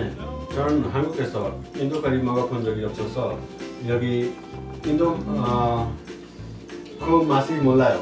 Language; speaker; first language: Korean; non-native, learner; Hindi